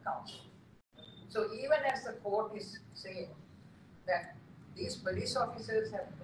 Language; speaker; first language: English; non-native, local second language; Sinhala